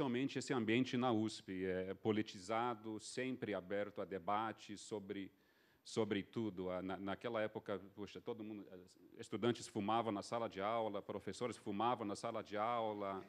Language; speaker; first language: Portuguese; non-native, fluent; English